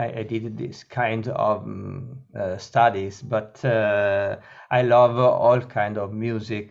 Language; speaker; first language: English; non-native, learner; Italian